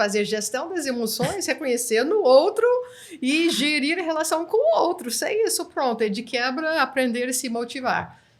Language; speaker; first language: Portuguese; non-native, fluent; English